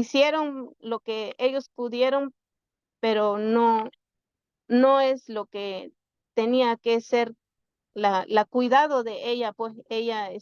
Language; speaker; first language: Spanish; non-native, local second language; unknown